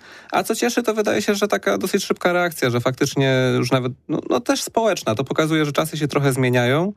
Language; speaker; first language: Polish; native; Polish